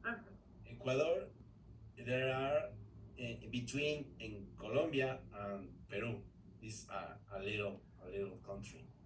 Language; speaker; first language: English; non-native, learner; Spanish